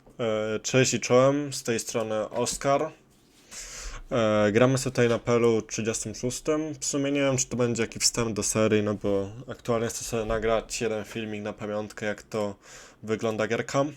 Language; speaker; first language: Polish; native; Polish